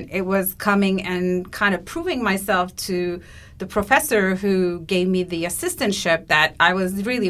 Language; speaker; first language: English; non-native, fluent; Turkish